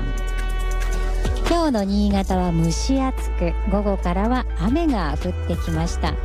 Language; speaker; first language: Japanese; native; Japanese